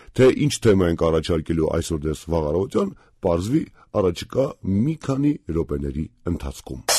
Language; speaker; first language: Armenian; native; Armenian